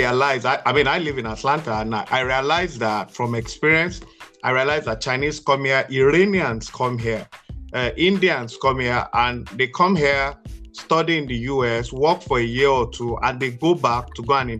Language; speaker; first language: English; non-native, local second language; Yoruba